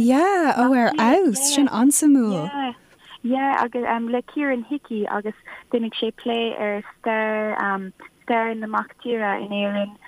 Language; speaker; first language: Irish; non-native, local second language; English